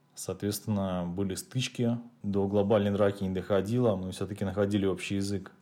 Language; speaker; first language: Russian; native; Russian